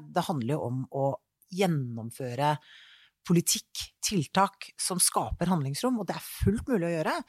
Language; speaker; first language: Norwegian; native; Norwegian